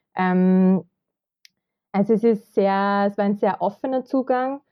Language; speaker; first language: German; native; German